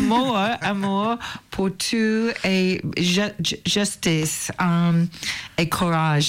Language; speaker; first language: French; non-native, learner; English